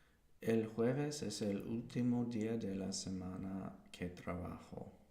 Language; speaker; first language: Spanish; non-native, learner; English